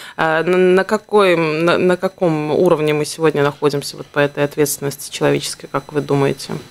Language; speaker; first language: Russian; native; Russian